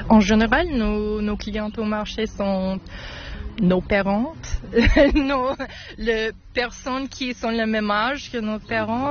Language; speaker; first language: French; non-native, learner; English